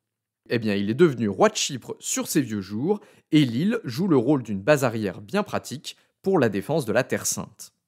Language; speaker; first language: French; native; French